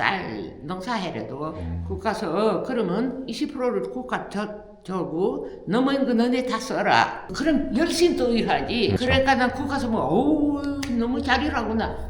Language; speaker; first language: Korean; early bilingual, heritage; Korean